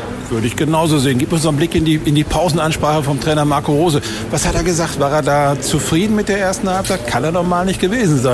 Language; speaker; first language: German; native; German